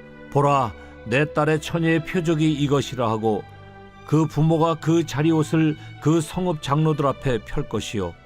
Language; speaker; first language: Korean; native; Korean